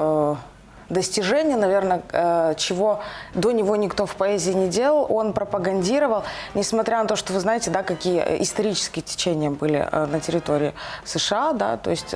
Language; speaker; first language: Russian; native; Russian